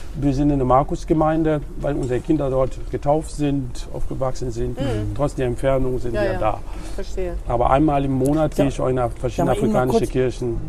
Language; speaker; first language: German; non-native, learner; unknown